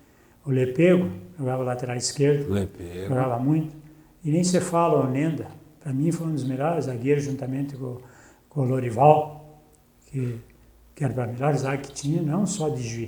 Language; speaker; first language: Portuguese; native; Portuguese